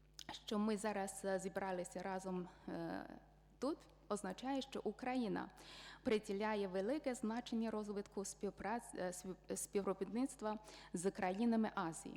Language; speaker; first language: Ukrainian; non-native, fluent; Chinese